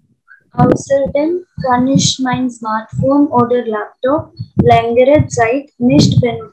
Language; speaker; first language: German; non-native, learner; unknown